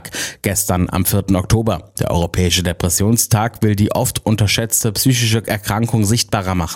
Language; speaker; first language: German; native; German